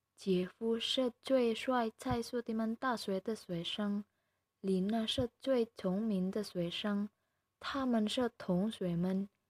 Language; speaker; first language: Chinese; non-native, learner; Indonesian